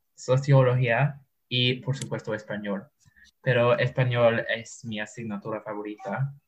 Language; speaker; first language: Spanish; non-native, learner; English